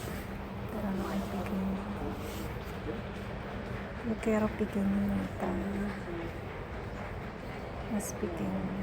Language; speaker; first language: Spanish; non-native, learner; Filipino